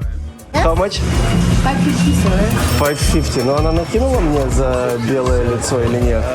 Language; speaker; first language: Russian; native; Russian